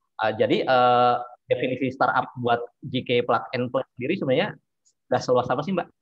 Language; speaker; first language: Indonesian; native; Indonesian